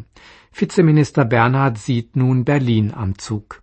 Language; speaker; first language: German; native; German